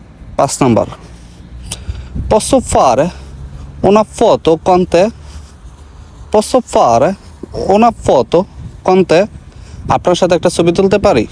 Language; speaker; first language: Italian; non-native, learner; Bangla